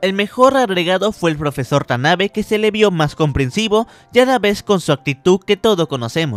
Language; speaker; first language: Spanish; native; Spanish